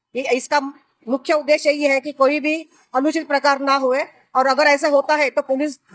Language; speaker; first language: Hindi; non-native, local second language; Marathi